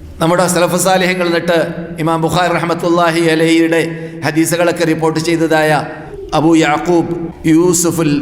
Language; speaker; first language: Malayalam; native; Malayalam